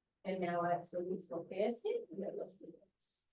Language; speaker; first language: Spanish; non-native, learner; English